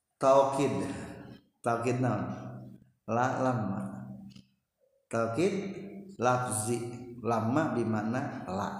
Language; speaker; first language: Arabic; non-native, fluent; Indonesian